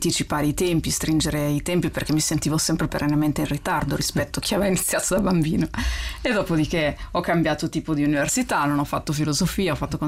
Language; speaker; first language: Italian; native; Italian